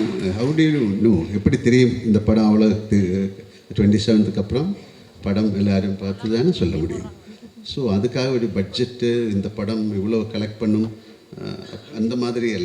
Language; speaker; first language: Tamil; non-native, learner; Malayalam